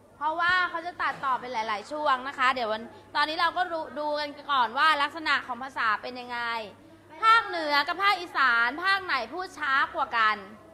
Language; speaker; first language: Thai; native; Thai